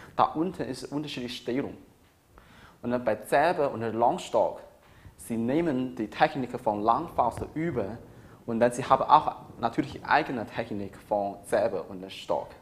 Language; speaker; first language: German; non-native, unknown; Chinese